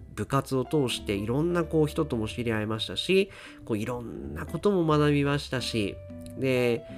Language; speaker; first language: Japanese; native; Japanese